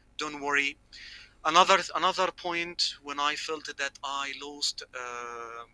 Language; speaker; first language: English; non-native, fluent; Arabic